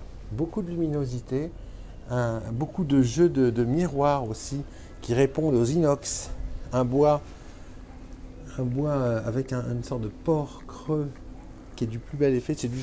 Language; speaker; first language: French; native; French